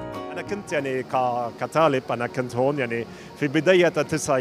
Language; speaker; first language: Arabic; non-native, fluent; German